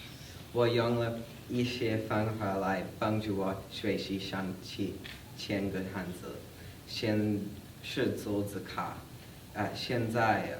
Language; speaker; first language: Chinese; non-native, learner; English